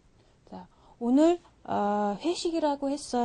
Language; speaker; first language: Korean; non-native, learner; Mongolian